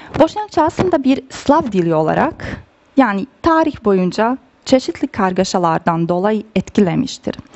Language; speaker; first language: Turkish; non-native, fluent; Bosnian